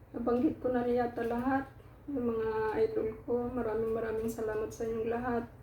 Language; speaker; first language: Filipino; non-native, local second language; Waray